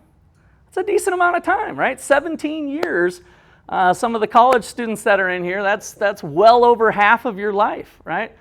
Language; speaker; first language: English; native; English